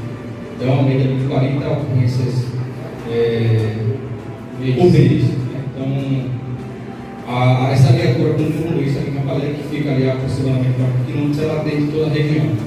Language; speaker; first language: Portuguese; native; Portuguese